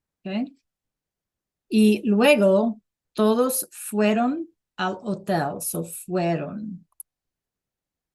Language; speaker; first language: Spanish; non-native, fluent; English